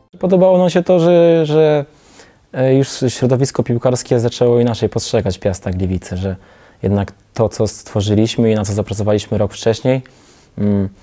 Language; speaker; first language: Polish; native; Polish